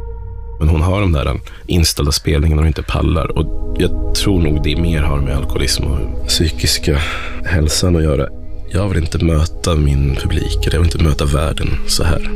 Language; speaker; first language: Swedish; native; Swedish